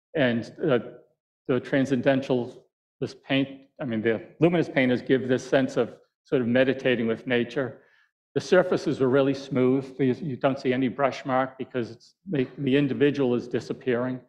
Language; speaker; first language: English; native; English